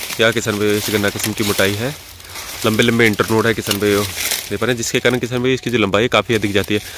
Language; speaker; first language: Hindi; non-native, local second language; Punjabi